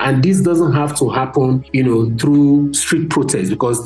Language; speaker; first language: English; non-native, local second language; Hausa